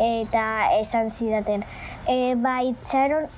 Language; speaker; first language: Basque; non-native, local second language; Spanish